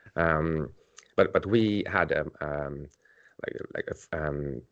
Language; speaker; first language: English; non-native, fluent; Swedish